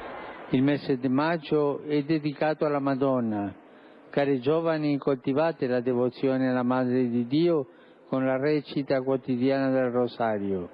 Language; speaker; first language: Italian; non-native, fluent; Spanish